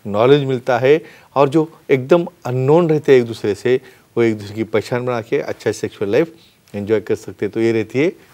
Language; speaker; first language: Hindi; non-native, local second language; Marathi